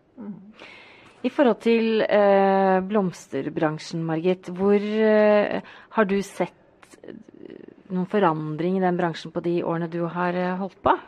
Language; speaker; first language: Norwegian; native; Norwegian